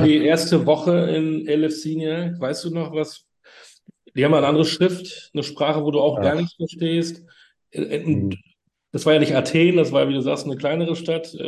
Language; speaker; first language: German; native; German